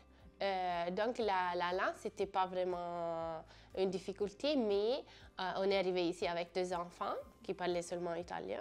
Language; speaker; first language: French; non-native, fluent; Italian